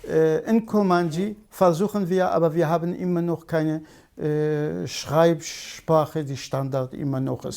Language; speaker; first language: German; non-native, fluent; Kurdish